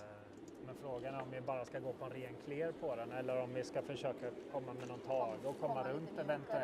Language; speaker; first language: Swedish; native; Swedish